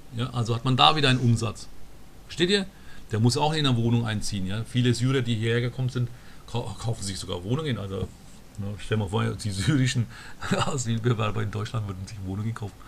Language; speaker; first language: German; early bilingual, other home language; Turkish